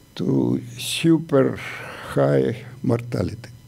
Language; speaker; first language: English; non-native, learner; Ukrainian